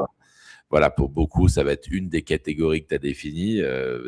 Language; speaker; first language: French; native; French